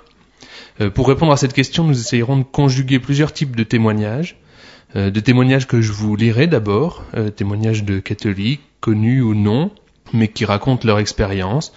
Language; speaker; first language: French; native; French